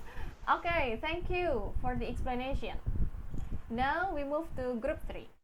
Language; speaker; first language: English; non-native, fluent; Indonesian